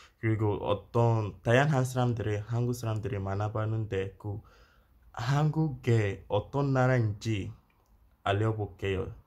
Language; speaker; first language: Korean; non-native, learner; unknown